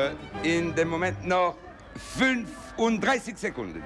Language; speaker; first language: German; non-native, local second language; Italian